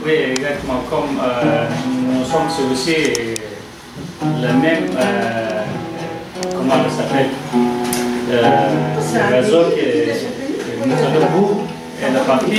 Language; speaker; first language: French; non-native, learner; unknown